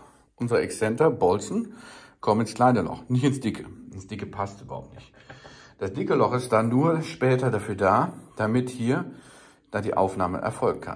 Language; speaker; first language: German; native; German